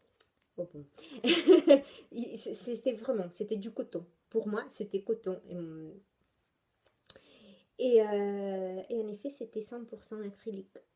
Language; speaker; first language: French; non-native, fluent; Italian